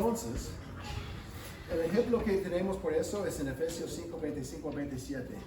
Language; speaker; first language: Spanish; non-native, fluent; English